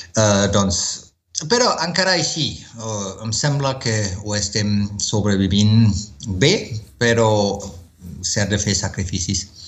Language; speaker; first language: Catalan; non-native, fluent; German